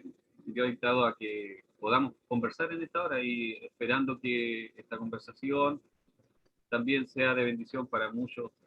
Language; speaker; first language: Spanish; native; Spanish